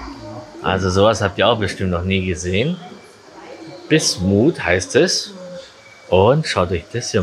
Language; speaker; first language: German; native; German